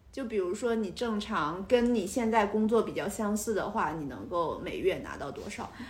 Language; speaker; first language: Chinese; native; Chinese